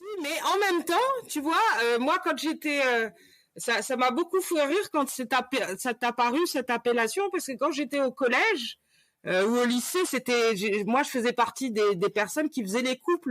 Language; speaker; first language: French; native; French